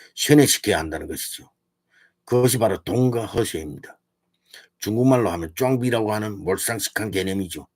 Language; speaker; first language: Korean; early bilingual, heritage; Korean